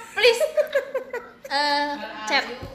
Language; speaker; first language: English; non-native, learner; Indonesian